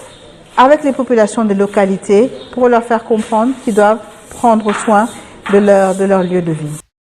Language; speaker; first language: French; non-native, local second language; Wolof